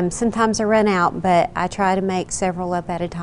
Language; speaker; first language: English; native; English